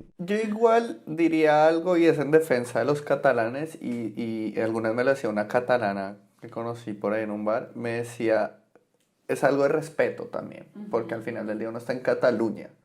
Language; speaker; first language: Spanish; native; Spanish